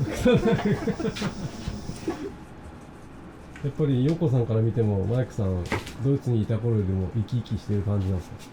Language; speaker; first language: Japanese; native; Japanese